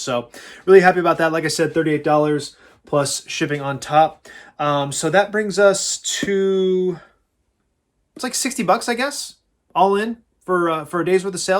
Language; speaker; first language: English; native; English